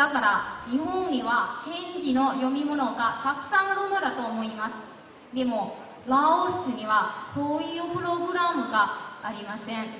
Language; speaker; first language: Japanese; non-native, learner; Lao